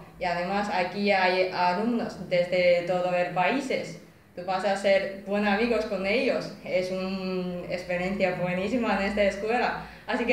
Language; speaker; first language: Spanish; non-native, learner; Chinese